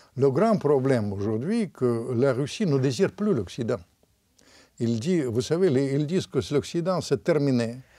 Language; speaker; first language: French; non-native, fluent; Russian